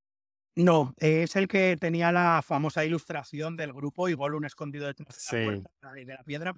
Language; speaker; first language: Spanish; native; Spanish